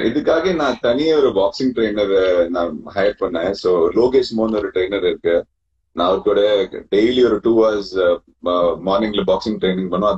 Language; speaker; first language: Tamil; non-native, fluent; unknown